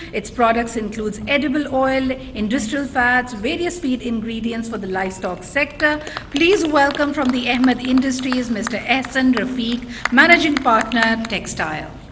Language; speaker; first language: English; non-native, local second language; Urdu